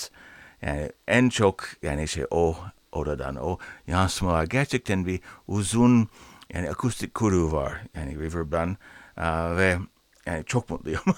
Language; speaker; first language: Turkish; non-native, learner; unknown